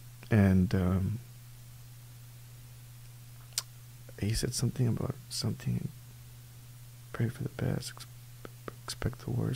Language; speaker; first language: English; early bilingual, other home language; Spanish